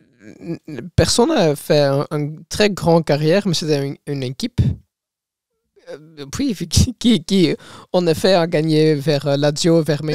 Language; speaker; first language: French; non-native, local second language; Dutch